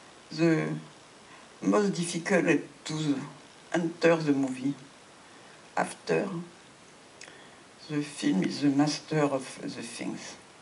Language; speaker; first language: English; non-native, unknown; French